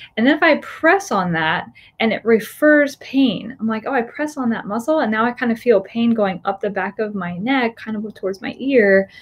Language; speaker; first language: English; native; English